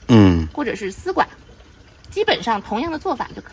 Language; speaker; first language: Chinese; native; Chinese